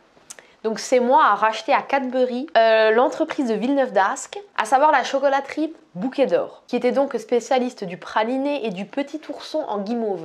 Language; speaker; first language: French; native; French